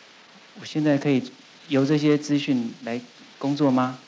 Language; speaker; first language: Chinese; native; Chinese